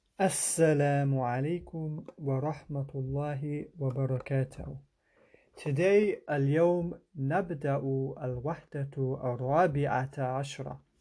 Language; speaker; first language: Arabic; non-native, fluent; English